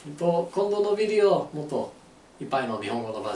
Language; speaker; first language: Japanese; non-native, learner; English